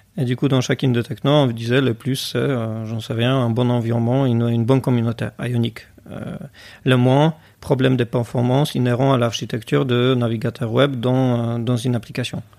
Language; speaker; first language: French; non-native, fluent; Polish